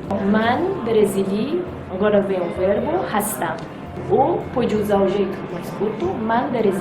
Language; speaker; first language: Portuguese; non-native, fluent; Persian